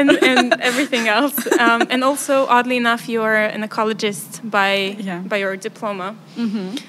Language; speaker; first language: English; non-native, fluent; Serbian